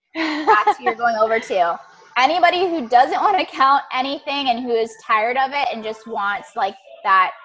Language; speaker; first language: English; native; English